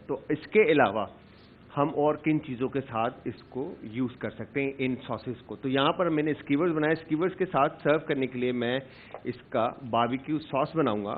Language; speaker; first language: Urdu; native; Urdu